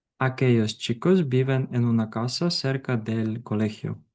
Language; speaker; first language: Spanish; non-native, fluent; Ukrainian